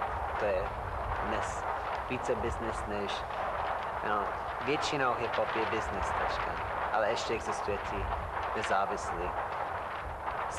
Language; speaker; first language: Czech; non-native, fluent; English